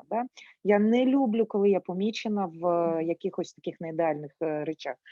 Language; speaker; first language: Ukrainian; non-native, local second language; Russian